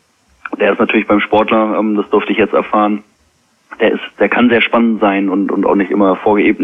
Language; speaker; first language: German; native; German